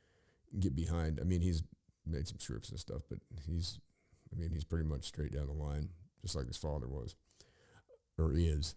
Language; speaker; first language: English; native; English